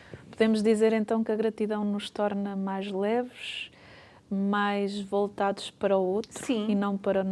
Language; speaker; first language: Portuguese; native; Portuguese